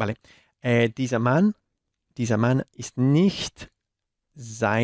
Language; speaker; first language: German; non-native, learner; Spanish